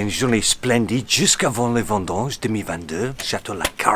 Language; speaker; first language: French; non-native, fluent; English